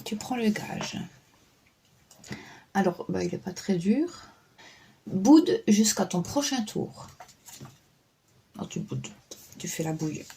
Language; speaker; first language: French; native; French